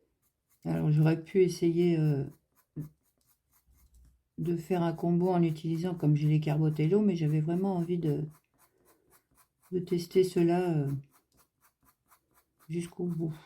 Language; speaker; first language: French; native; French